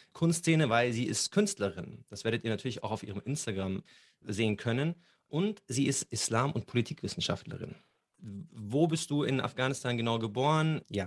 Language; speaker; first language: German; native; German